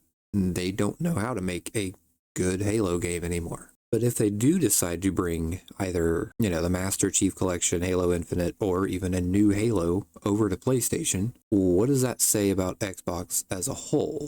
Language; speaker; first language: English; native; English